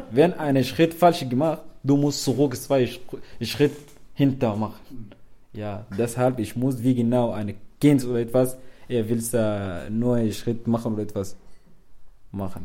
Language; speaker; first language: German; non-native, learner; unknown